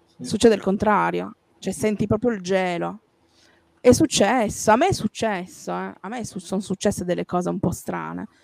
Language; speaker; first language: Italian; native; Italian